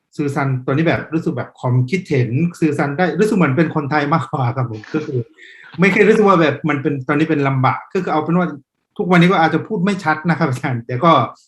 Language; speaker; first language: Thai; non-native, fluent; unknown